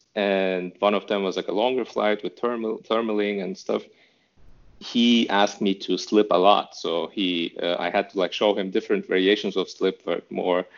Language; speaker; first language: English; non-native, fluent; Turkish